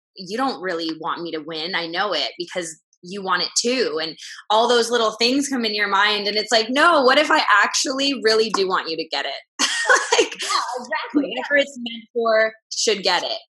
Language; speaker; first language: English; native; English